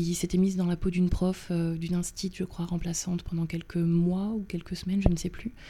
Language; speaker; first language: French; native; French